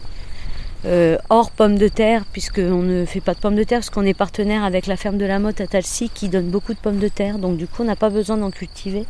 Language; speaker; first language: French; native; French